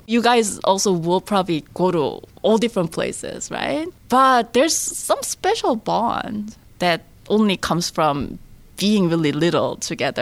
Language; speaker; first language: English; non-native, fluent; Korean